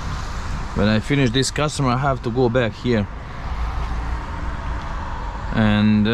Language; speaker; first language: English; non-native, fluent; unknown